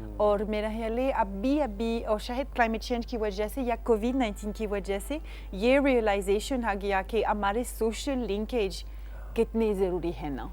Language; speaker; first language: Urdu; non-native, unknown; French